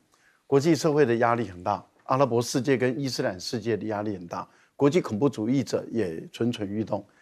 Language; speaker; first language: Chinese; native; Chinese